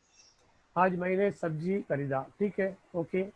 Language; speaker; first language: Hindi; non-native, learner; Tamil